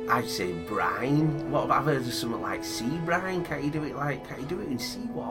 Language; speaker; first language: English; native; English